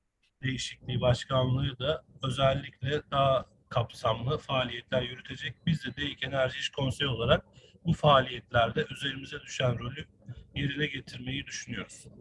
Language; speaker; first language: Turkish; native; Turkish